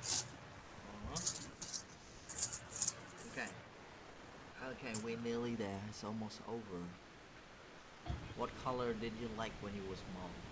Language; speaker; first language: English; non-native, fluent; Vietnamese